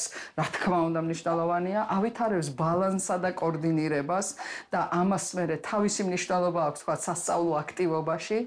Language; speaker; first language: Georgian; native; Georgian